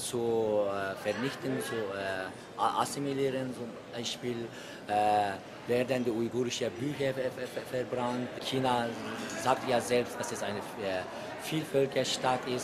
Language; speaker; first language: German; non-native, learner; Uyghur